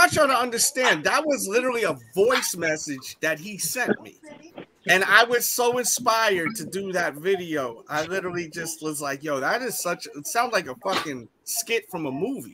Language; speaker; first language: English; native; English